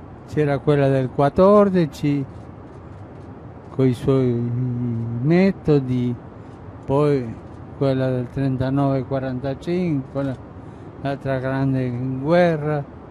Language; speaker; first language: Italian; non-native, fluent; Spanish